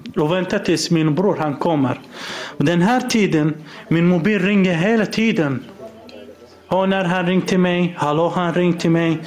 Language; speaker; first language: Swedish; non-native, learner; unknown